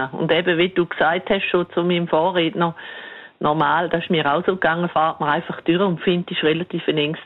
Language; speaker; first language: German; native; German